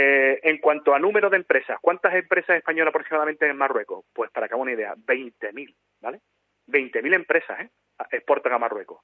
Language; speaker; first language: Spanish; native; Spanish